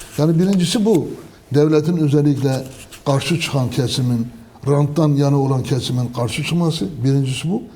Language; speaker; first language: Turkish; non-native, local second language; Kurdish